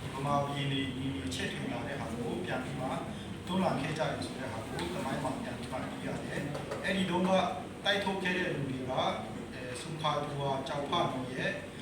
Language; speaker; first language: Burmese; non-native, local second language; Kachin